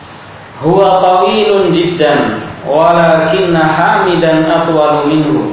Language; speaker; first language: Arabic; non-native, fluent; Indonesian